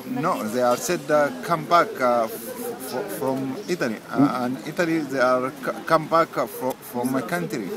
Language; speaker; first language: English; non-native, learner; Arabic